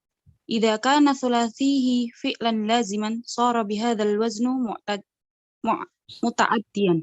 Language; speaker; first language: Arabic; non-native, learner; Indonesian